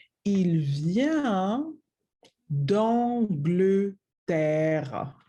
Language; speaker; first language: French; non-native, learner; English